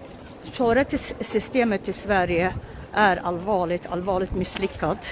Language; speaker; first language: Swedish; non-native, local second language; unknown